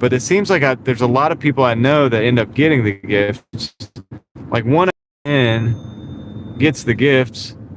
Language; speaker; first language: English; native; English